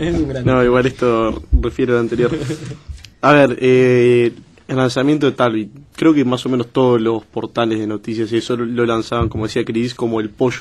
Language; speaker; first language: Spanish; native; Spanish